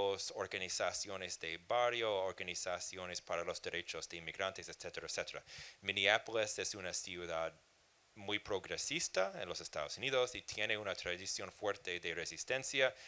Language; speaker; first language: Spanish; non-native, fluent; English